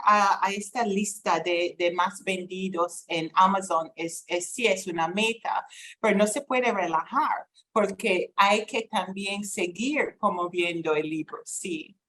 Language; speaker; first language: Spanish; non-native, fluent; English